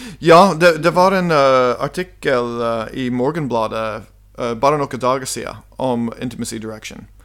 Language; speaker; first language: Norwegian; non-native, fluent; English